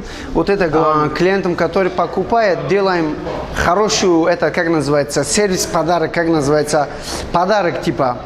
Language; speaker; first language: Russian; non-native, fluent; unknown